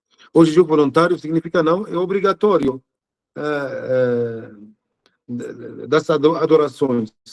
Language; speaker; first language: Portuguese; non-native, learner; Arabic